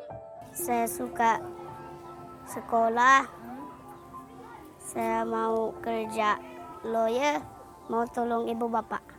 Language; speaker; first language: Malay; early bilingual, other home language; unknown